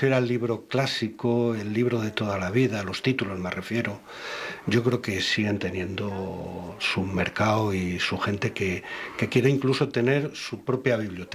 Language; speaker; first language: Spanish; native; Spanish